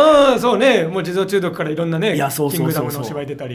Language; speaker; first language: Japanese; native; Japanese